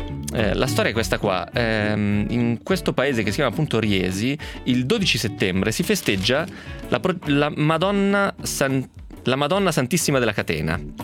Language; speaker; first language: Italian; native; Italian